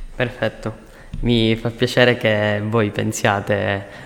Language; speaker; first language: Italian; non-native, fluent; Chinese